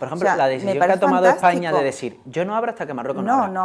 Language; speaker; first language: Spanish; native; Spanish